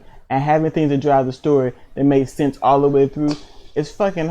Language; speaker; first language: English; native; English